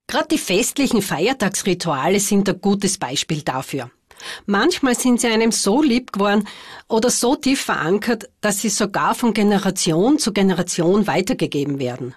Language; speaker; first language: German; native; German